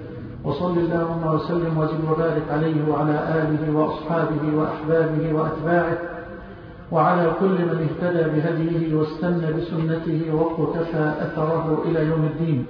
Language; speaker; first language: Arabic; native; Arabic